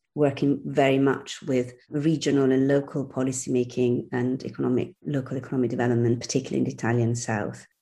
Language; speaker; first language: English; non-native, fluent; Italian